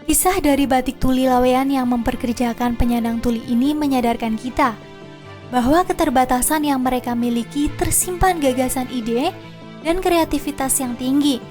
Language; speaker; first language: Indonesian; native; Indonesian